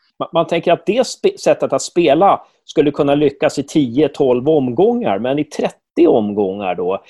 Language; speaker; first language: Swedish; native; Swedish